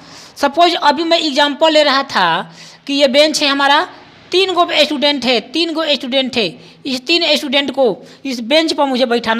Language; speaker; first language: Hindi; non-native, local second language; Bhojpuri